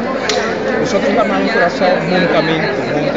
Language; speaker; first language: Spanish; non-native, learner; Papiamento